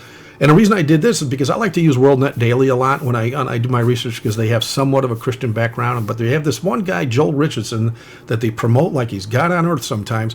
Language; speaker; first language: English; native; English